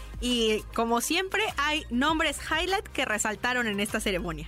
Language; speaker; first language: Spanish; native; Spanish